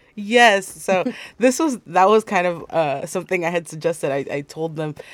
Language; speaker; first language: English; non-native, fluent; Spanish